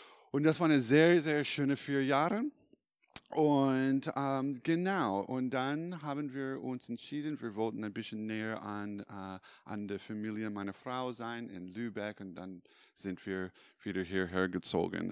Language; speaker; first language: German; non-native, fluent; English